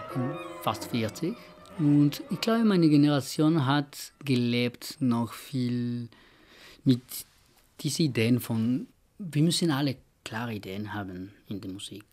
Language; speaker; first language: German; non-native, fluent; Spanish